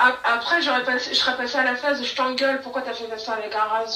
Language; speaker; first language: French; native; French